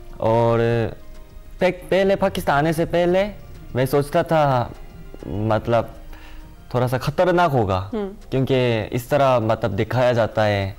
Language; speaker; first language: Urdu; non-native, learner; Korean